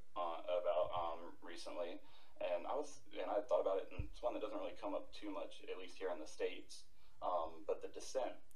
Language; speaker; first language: English; native; English